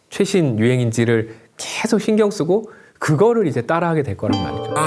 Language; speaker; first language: Korean; native; Korean